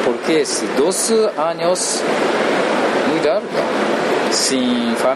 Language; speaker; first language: Spanish; non-native, learner; Japanese